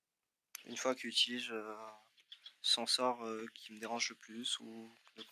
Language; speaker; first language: French; native; French